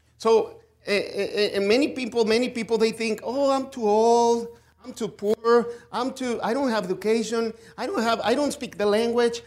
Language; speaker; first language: English; non-native, fluent; Spanish